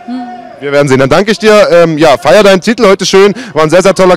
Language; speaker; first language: German; native; German